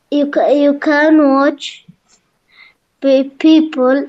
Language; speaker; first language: English; non-native, learner; Arabic